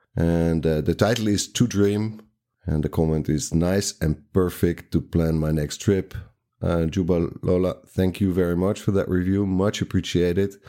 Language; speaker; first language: English; non-native, fluent; Dutch